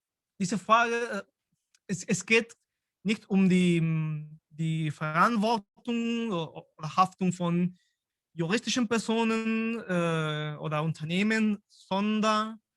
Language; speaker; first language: German; non-native, fluent; Spanish